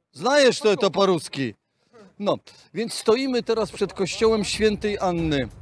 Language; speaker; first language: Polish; native; Polish